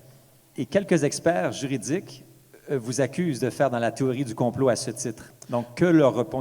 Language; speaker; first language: French; native; French